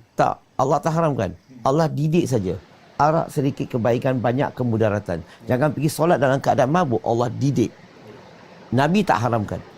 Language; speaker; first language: Malay; non-native, local second language; Chinese